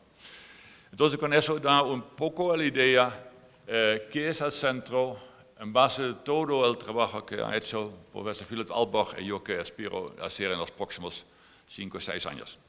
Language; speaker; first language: Spanish; non-native, fluent; Dutch